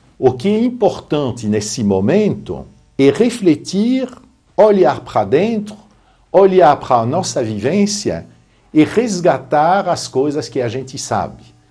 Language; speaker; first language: Portuguese; non-native, fluent; French